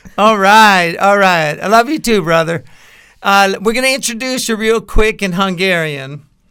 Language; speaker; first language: English; native; English